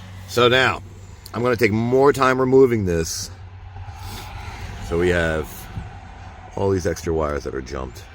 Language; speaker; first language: English; native; English